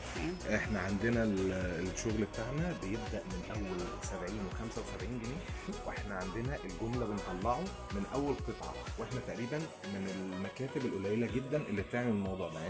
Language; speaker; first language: Arabic; native; Arabic